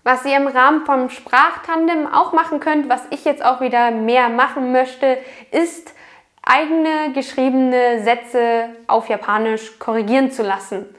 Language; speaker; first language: German; native; German